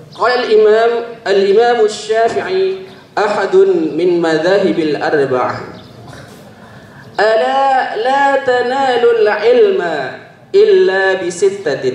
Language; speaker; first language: Arabic; non-native, learner; Indonesian